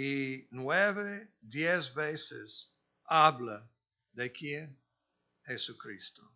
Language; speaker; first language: Spanish; non-native, fluent; English